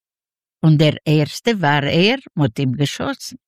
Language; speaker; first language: German; non-native, learner; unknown